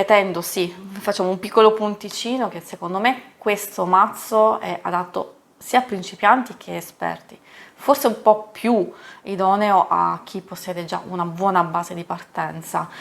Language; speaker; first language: Italian; native; Italian